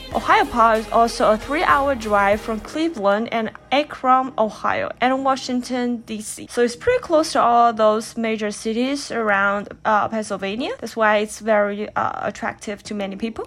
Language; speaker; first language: English; non-native, fluent; Chinese